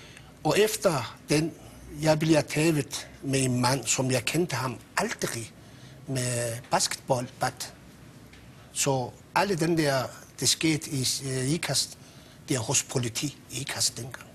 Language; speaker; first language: Danish; non-native, local second language; Persian